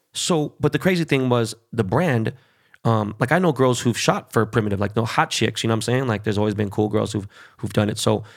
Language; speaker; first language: English; early bilingual, other home language; Spanish